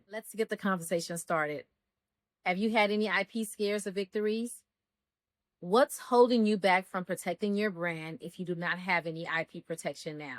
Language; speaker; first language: English; native; English